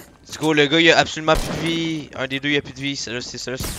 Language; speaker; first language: French; native; French